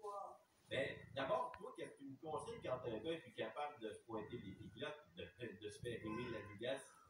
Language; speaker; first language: French; native; French